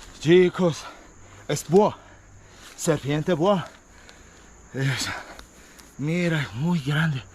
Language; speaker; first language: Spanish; non-native, learner; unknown